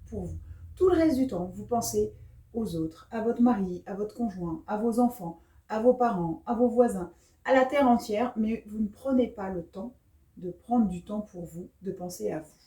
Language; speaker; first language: French; native; French